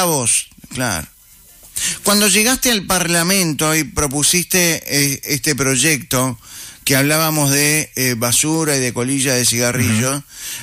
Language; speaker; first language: Spanish; native; Spanish